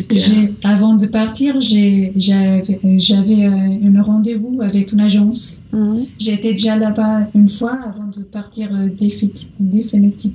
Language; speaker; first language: French; non-native, learner; Portuguese